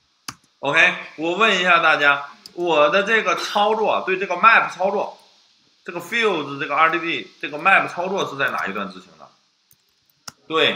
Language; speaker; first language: Chinese; native; Chinese